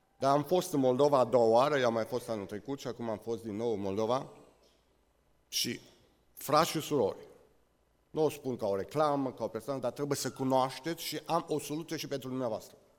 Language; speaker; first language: Romanian; native; Romanian